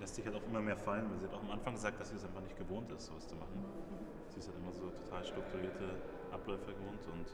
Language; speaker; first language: German; native; German